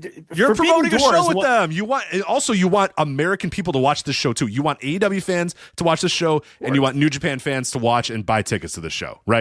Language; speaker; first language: English; native; English